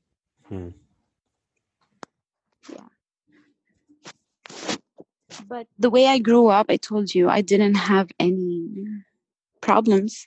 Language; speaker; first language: English; non-native, fluent; Arabic